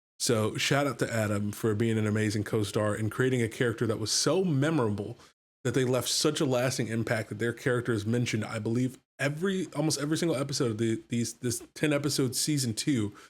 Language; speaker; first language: English; native; English